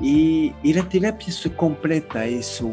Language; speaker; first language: Spanish; non-native, learner; French